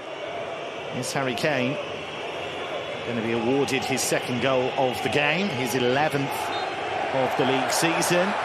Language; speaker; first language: English; native; English